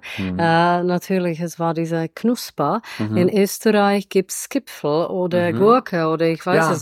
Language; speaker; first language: German; non-native, fluent; Czech